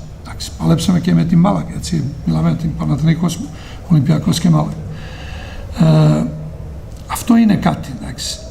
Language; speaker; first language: Greek; non-native, fluent; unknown